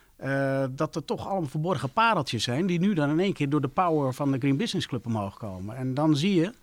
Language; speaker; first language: Dutch; native; Dutch